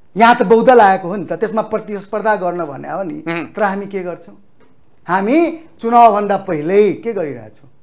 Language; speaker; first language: Nepali; non-native, local second language; Maithili